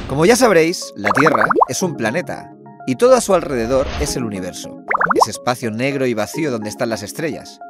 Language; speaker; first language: Spanish; native; Spanish